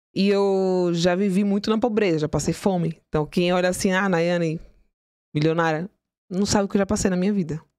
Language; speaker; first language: Portuguese; native; Portuguese